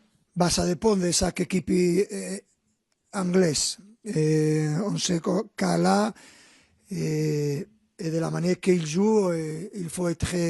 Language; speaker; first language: French; non-native, fluent; Spanish